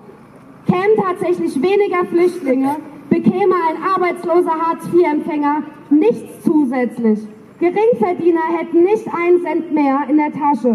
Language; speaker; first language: German; native; German